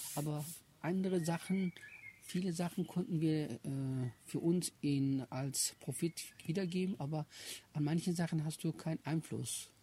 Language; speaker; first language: German; early bilingual, other home language; Turkish